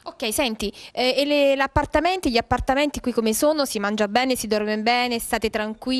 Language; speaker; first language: Italian; native; Italian